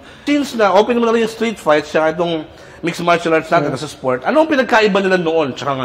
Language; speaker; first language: Filipino; native; Filipino